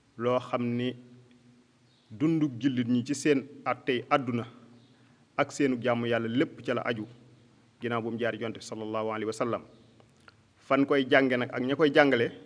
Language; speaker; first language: Wolof; native; Wolof